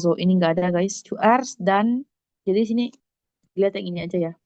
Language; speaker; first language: Indonesian; native; Indonesian